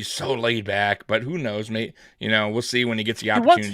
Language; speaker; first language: English; native; English